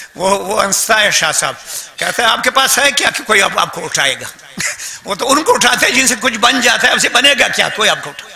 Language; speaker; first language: Urdu; non-native, local second language; Brahui